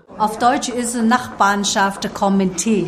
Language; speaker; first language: German; non-native, fluent; Chinese